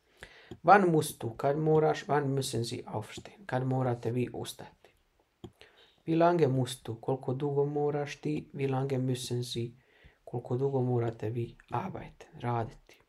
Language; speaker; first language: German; non-native, fluent; Bosnian